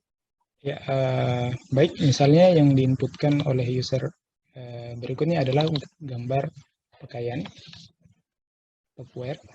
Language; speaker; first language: Indonesian; native; Indonesian